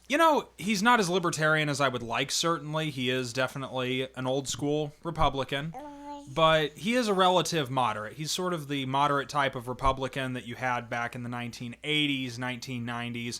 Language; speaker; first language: English; native; English